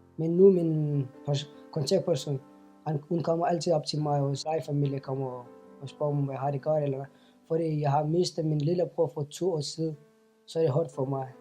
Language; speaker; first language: Danish; non-native, fluent; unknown